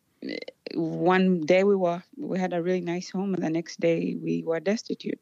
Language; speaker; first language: English; non-native, local second language; Ganda